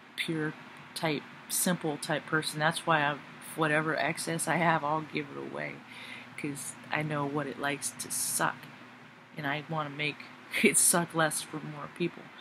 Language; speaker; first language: English; native; English